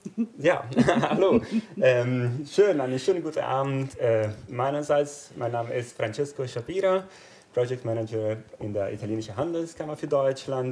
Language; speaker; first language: German; non-native, fluent; Italian